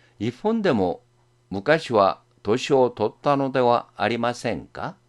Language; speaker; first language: Japanese; non-native, fluent; Korean